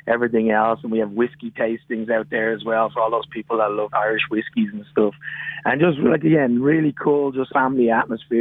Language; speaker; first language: English; native; English